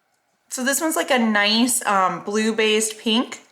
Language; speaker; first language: English; native; English